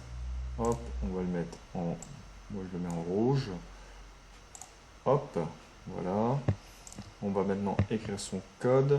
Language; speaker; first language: French; native; French